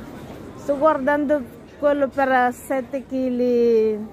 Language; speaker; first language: Italian; non-native, learner; Filipino